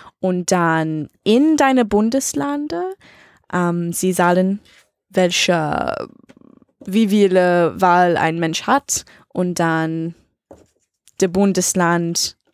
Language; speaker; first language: German; non-native, learner; English